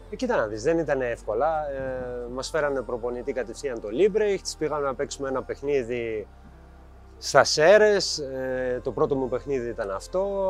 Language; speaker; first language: Greek; early bilingual, heritage; Greek